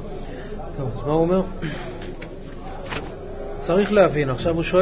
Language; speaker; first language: Hebrew; native; Hebrew